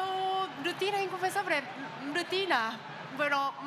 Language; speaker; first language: Spanish; non-native, learner; Japanese